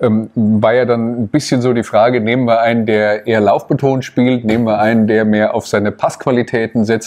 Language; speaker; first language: German; native; German